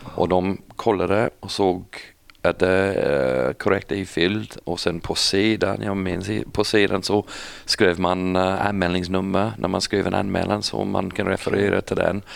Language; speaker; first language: Swedish; non-native, fluent; English